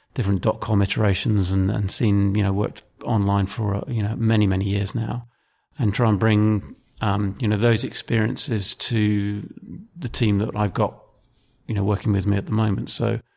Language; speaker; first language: English; native; English